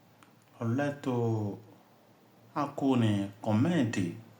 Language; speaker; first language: Italian; non-native, fluent; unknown